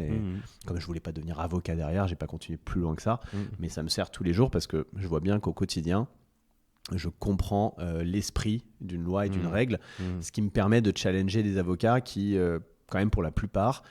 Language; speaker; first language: French; native; French